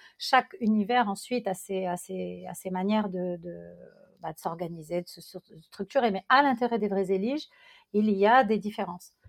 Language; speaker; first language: French; non-native, local second language; Arabic